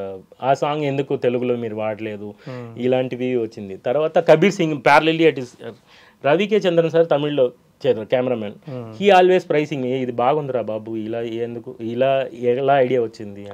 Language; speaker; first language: Telugu; non-native, local second language; Tamil